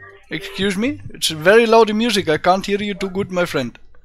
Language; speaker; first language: English; non-native, fluent; German